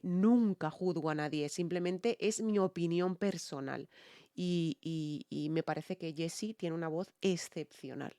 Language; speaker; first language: Spanish; native; Spanish